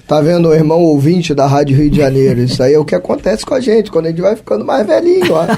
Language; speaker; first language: Portuguese; native; Portuguese